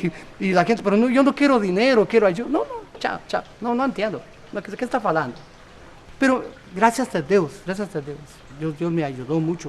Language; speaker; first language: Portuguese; non-native, learner; Spanish